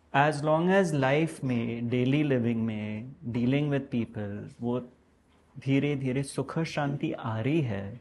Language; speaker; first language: Hindi; non-native, learner; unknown